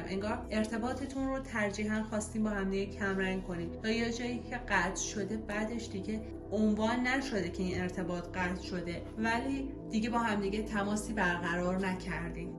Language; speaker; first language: Persian; native; Persian